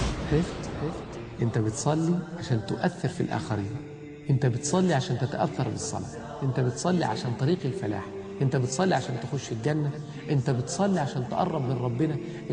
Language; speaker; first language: Arabic; native; Arabic